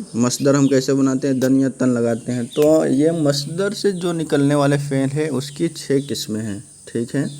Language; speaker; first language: Urdu; native; Urdu